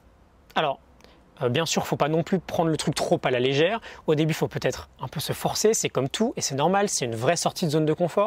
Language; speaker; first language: French; native; French